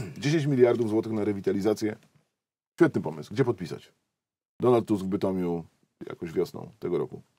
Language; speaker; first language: Polish; native; Polish